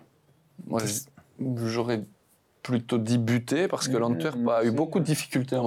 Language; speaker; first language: French; native; French